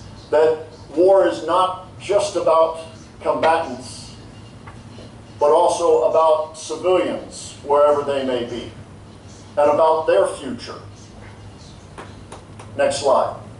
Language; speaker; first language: English; native; English